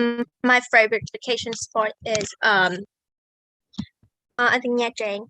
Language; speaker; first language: English; non-native, learner; Vietnamese